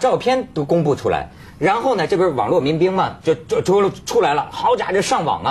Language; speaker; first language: Chinese; native; Chinese